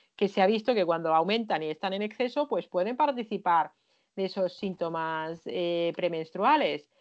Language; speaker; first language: Spanish; non-native, fluent; Finnish